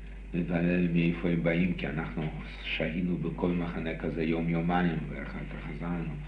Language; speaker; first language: Hebrew; non-native, fluent; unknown